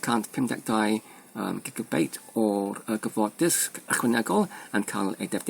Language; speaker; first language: Welsh; non-native, fluent; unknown